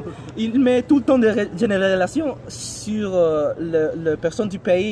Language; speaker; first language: French; non-native, learner; English